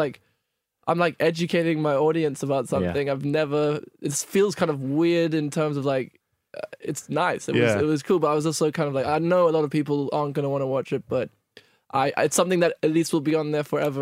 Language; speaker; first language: English; native; English